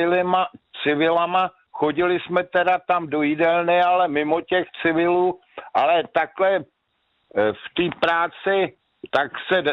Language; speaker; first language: Czech; native; Czech